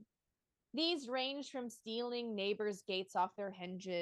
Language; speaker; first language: English; native; English